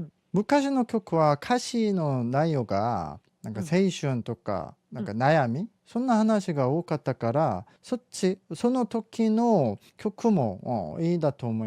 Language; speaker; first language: Japanese; non-native, fluent; Korean